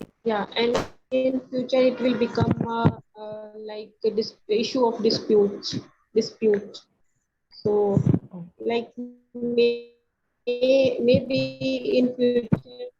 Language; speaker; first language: English; non-native, learner; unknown